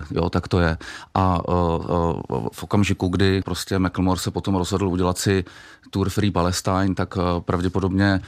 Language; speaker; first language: Czech; native; Czech